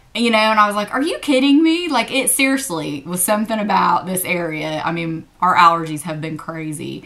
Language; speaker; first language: English; native; English